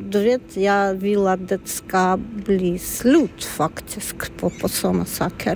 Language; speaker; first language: Swedish; non-native, learner; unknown